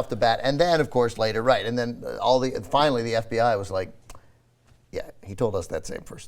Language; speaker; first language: English; native; English